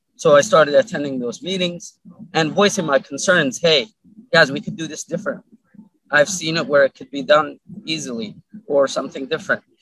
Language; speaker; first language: English; early bilingual, other home language; Arabic